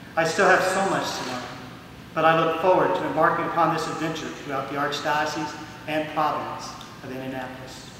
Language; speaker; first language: English; native; English